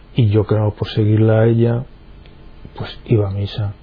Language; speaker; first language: Spanish; native; Spanish